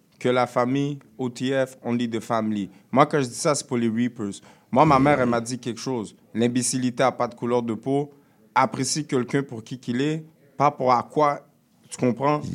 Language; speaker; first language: French; early bilingual, other home language; Haitian Creole